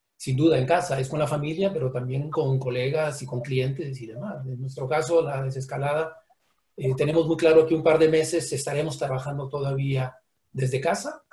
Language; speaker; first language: Spanish; native; Spanish